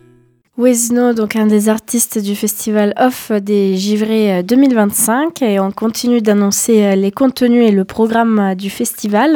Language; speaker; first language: French; native; French